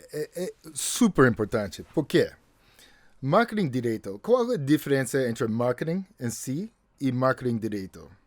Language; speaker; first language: Portuguese; non-native, fluent; English